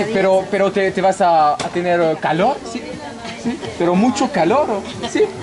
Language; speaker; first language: Spanish; non-native, learner; French